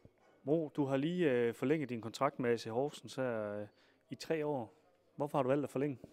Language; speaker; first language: Danish; native; Danish